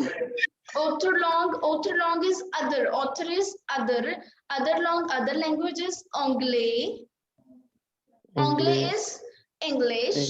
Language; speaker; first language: English; non-native, local second language; Hindi